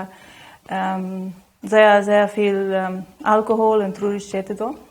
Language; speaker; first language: German; non-native, local second language; Plautdietsch